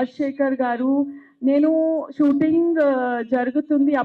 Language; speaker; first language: Telugu; non-native, fluent; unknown